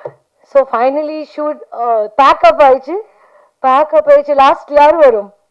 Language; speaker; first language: Tamil; non-native, fluent; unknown